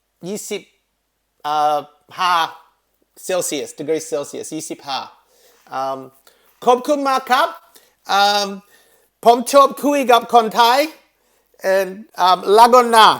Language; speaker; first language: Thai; non-native, learner; English